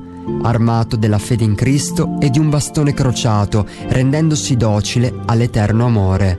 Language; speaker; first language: Italian; native; Italian